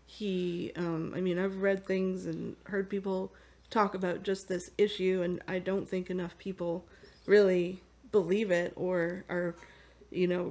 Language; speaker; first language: English; native; English